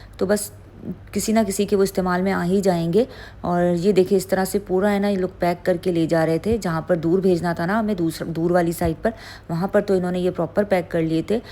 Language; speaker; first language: Urdu; native; Urdu